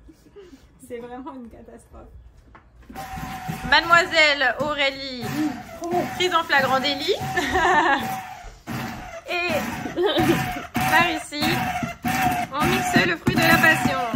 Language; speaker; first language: French; native; French